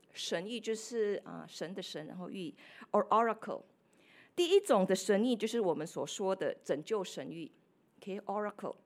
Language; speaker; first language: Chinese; non-native, fluent; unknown